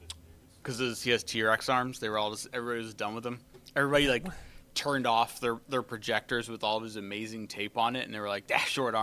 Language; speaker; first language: English; native; English